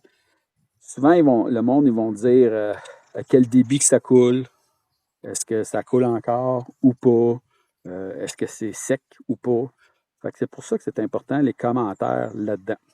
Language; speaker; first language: French; native; French